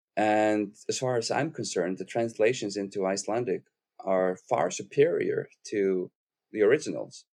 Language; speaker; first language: English; non-native, fluent; Icelandic